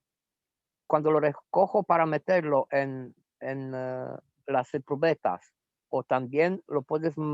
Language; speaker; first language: Spanish; non-native, fluent; Romanian